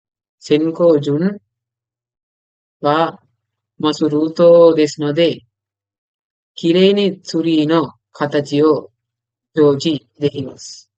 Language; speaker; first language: Japanese; non-native, fluent; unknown